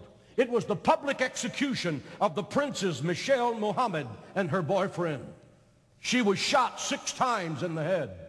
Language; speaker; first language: English; native; English